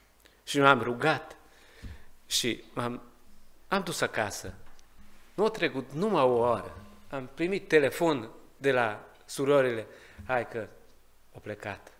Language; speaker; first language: Romanian; non-native, learner; Hungarian